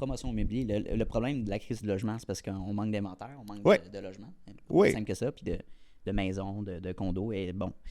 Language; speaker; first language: French; native; French